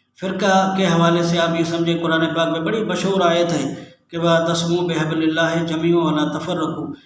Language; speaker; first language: Urdu; native; Urdu